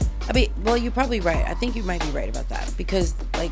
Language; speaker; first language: English; native; English